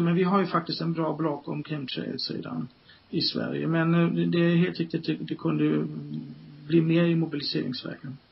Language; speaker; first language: Swedish; non-native, fluent; German